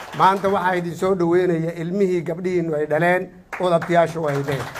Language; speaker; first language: Somali; non-native, fluent; Oromo